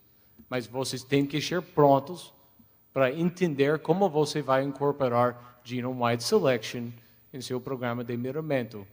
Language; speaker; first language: Portuguese; non-native, fluent; English